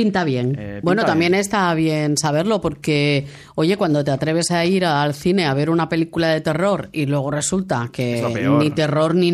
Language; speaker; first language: Spanish; native; Spanish